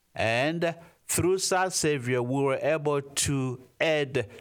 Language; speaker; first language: English; non-native, fluent; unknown